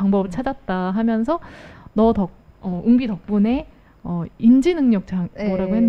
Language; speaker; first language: Korean; native; Korean